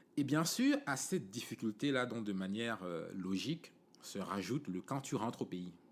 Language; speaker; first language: French; native; French